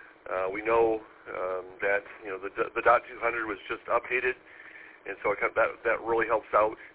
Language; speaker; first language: English; native; English